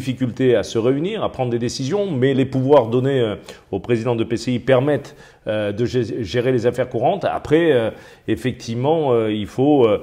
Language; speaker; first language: French; native; French